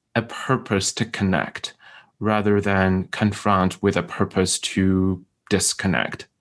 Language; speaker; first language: English; non-native, fluent; Chinese